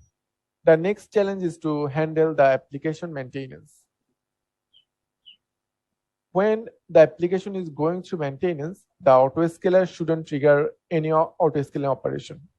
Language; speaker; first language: English; non-native, local second language; Bangla